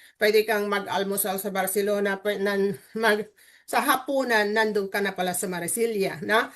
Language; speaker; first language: Filipino; native; Filipino